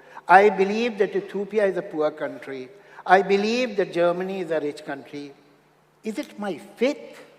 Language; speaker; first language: English; non-native, local second language; Hindi